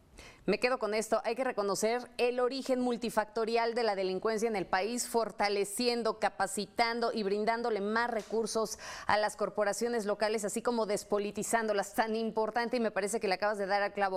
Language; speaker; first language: Spanish; native; Spanish